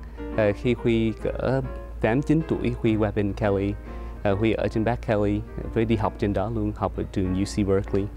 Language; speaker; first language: Vietnamese; early bilingual, other home language; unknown